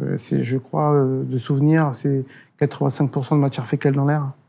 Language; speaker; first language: French; native; French